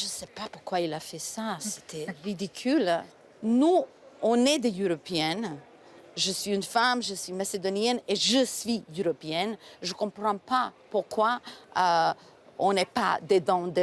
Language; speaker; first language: French; non-native, fluent; Macedonian